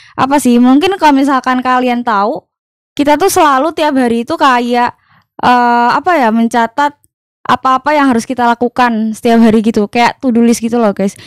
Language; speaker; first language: Indonesian; native; Indonesian